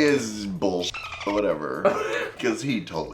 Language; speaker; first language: English; native; English